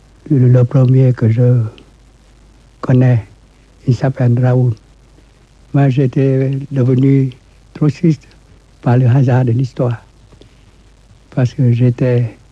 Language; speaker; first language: French; non-native, fluent; Vietnamese